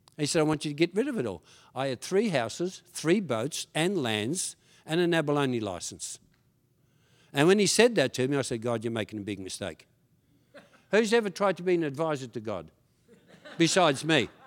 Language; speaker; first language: English; early bilingual, other home language; Dutch